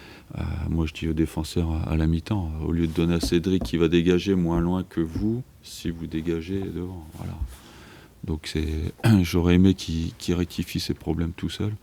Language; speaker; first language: French; native; French